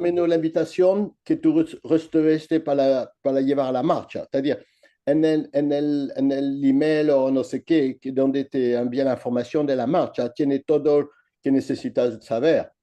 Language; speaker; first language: Spanish; non-native, learner; French